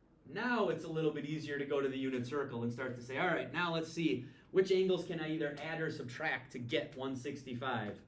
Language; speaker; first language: English; native; English